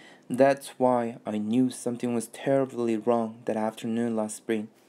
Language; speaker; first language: English; non-native, fluent; Korean